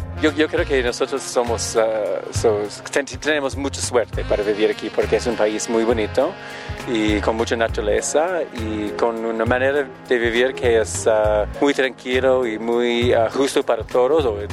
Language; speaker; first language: Spanish; non-native, learner; English